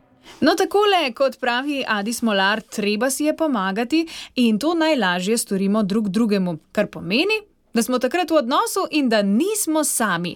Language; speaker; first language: Slovenian; native; Slovenian